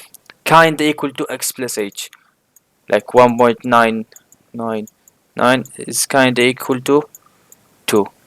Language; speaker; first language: English; non-native, fluent; Arabic